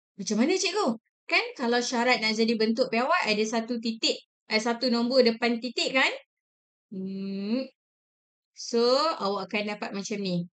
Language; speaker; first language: Malay; native; Malay